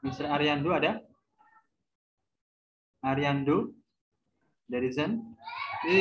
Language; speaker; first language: English; non-native, learner; Indonesian